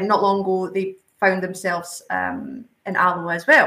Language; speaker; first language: English; native; English